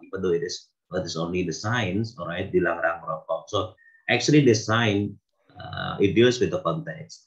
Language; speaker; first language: English; non-native, fluent; Indonesian